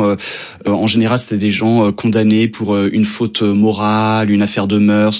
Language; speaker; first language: French; native; French